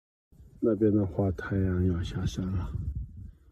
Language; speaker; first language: Chinese; native; Chinese